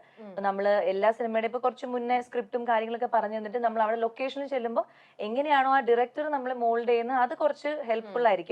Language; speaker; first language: Malayalam; native; Malayalam